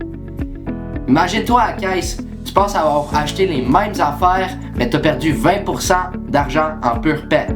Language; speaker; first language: French; native; French